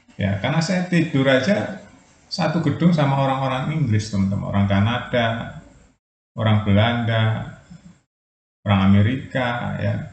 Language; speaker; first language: Indonesian; non-native, local second language; Javanese